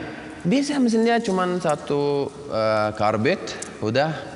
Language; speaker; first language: Indonesian; non-native, learner; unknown